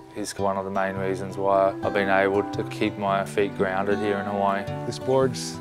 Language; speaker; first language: English; native; English